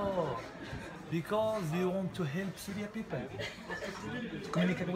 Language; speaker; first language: English; non-native, learner; Arabic